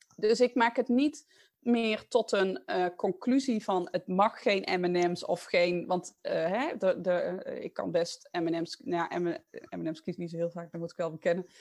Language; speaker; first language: Dutch; native; Dutch